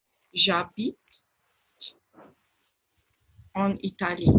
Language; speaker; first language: French; non-native, learner; Albanian